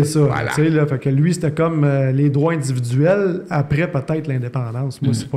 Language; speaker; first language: French; native; French